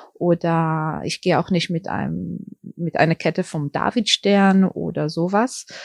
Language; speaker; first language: German; early bilingual, heritage; German